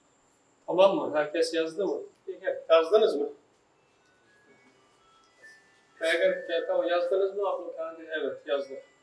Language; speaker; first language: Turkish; non-native, fluent; Urdu